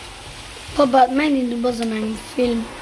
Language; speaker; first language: French; non-native, learner; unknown